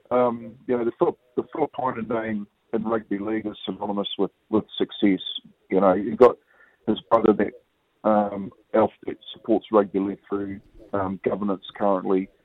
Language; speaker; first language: English; native; English